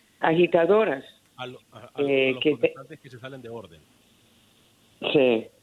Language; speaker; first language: Spanish; early bilingual, heritage; Spanish